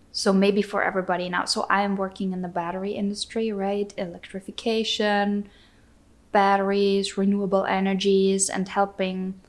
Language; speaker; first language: English; non-native, fluent; German